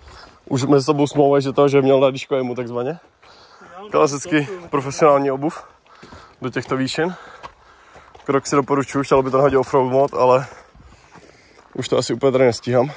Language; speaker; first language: Czech; native; Czech